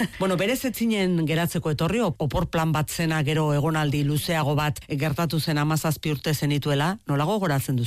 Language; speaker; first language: Basque; native; Basque